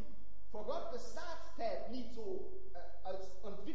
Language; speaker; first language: Dutch; non-native, fluent; German